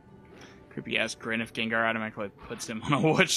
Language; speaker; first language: English; native; English